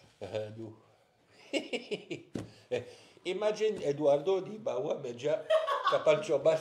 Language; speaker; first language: Indonesian; non-native, learner; French